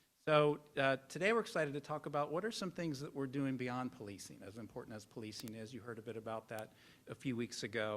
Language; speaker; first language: English; native; English